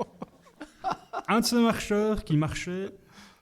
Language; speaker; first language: French; native; French